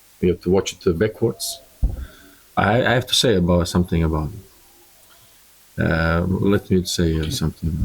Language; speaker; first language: English; non-native, learner; Croatian